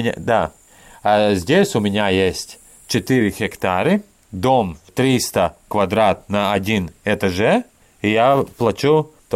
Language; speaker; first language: Russian; non-native, local second language; Latvian